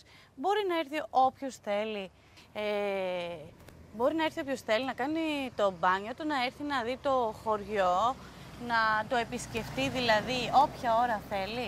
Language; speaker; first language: Greek; native; Greek